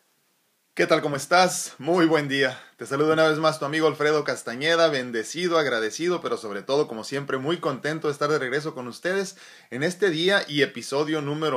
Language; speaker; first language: Spanish; native; Spanish